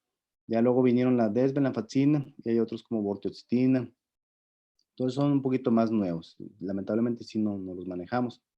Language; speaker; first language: Spanish; native; Spanish